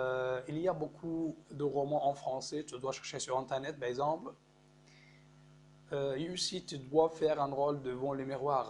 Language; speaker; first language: French; non-native, fluent; Arabic